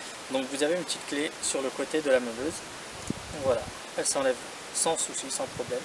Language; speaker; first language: French; native; French